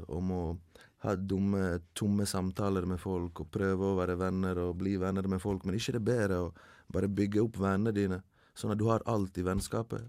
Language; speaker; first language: Norwegian; early bilingual, other home language; Bosnian